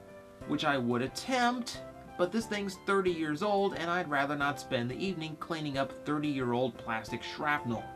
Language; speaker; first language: English; native; English